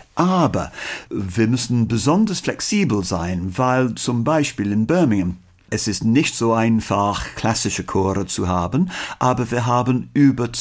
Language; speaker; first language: German; non-native, learner; English